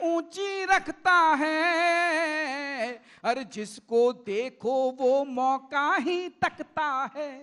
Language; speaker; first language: Hindi; native; Hindi